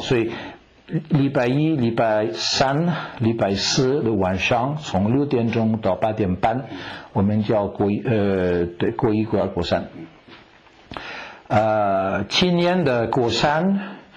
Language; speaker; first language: Chinese; non-native, fluent; French